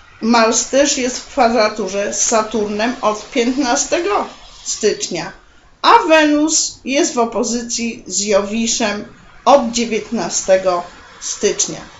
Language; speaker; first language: Polish; native; Polish